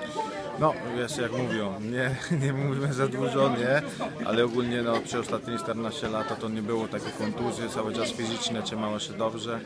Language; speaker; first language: Polish; non-native, fluent; Italian